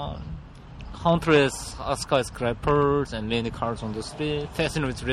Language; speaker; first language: English; non-native, learner; Korean